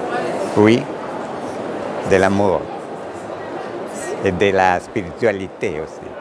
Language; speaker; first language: French; non-native, learner; Italian